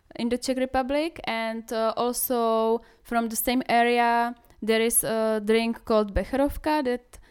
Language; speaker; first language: English; non-native, fluent; Czech